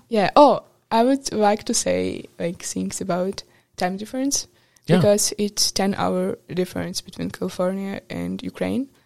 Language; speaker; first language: English; non-native, fluent; Ukrainian